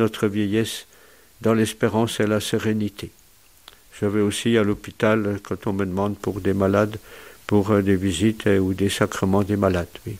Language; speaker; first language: French; native; French